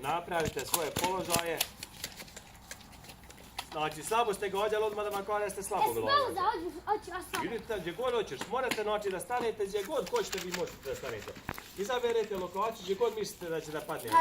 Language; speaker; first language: Bosnian; native; Bosnian